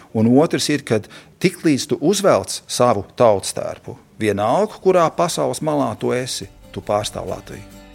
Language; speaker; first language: Latvian; early bilingual, heritage; Latvian